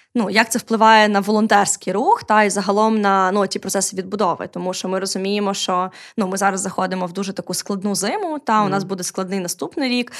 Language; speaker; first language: Ukrainian; native; Ukrainian